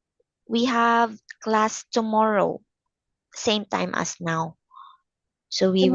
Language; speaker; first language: English; non-native, fluent; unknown